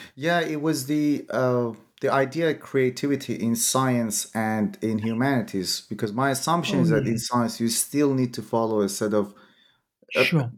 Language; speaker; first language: English; non-native, fluent; Persian